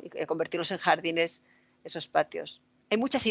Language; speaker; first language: Spanish; native; Spanish